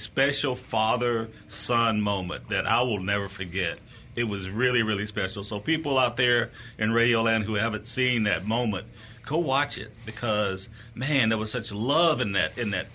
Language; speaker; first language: English; native; English